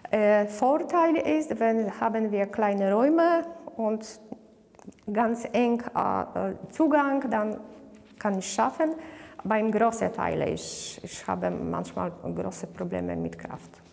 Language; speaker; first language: German; non-native, learner; Polish